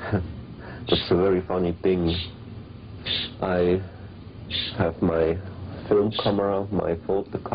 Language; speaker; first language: English; non-native, learner; Swiss German